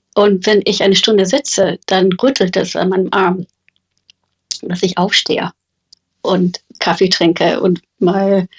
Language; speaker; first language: German; non-native, fluent; English